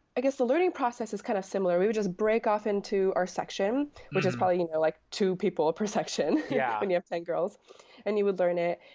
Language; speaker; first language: English; native; English